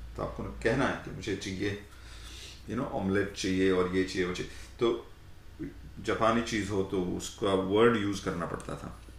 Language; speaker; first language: Hindi; native; Hindi